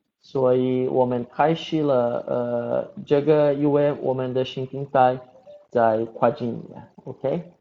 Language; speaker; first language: Chinese; non-native, learner; Portuguese